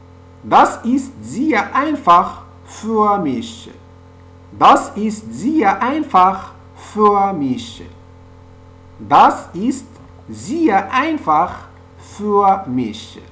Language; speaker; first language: German; non-native, fluent; French